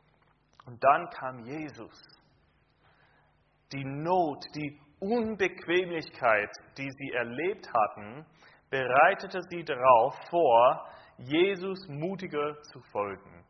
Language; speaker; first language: German; non-native, fluent; English